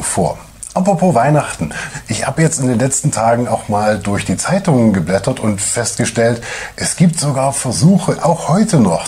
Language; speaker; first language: German; native; German